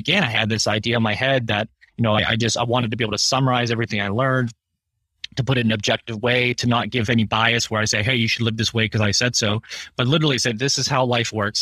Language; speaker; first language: English; native; English